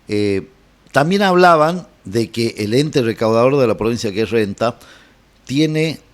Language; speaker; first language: Spanish; native; Spanish